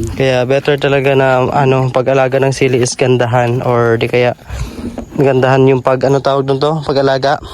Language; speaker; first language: Filipino; non-native, local second language; Cebuano